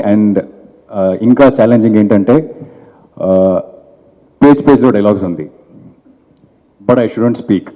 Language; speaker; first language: Telugu; non-native, fluent; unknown